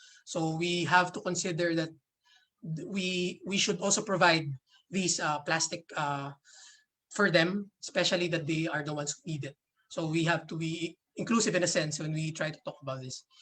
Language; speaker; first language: English; non-native, local second language; Filipino